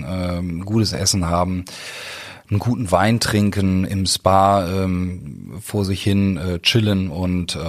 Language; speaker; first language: German; native; German